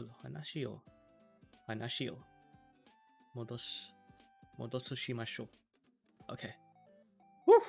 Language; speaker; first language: Japanese; non-native, learner; English